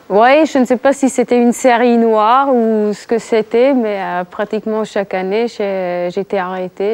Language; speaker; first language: French; non-native, local second language; Swiss German